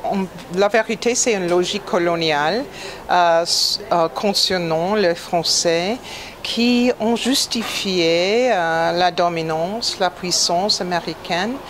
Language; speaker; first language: French; non-native, fluent; English